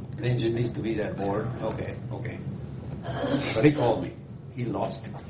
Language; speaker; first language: English; native; English